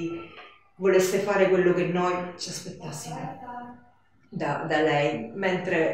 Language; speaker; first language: Italian; native; Italian